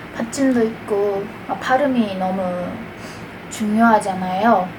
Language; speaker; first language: Korean; non-native, fluent; Japanese